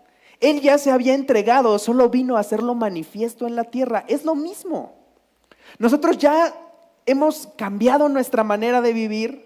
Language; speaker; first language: Spanish; native; Spanish